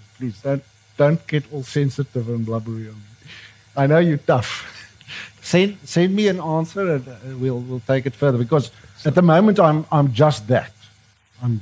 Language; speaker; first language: English; non-native, local second language; Afrikaans